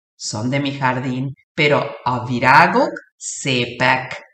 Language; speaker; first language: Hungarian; early bilingual, heritage; Hungarian